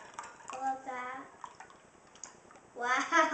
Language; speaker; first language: Chinese; early bilingual, heritage; Chinese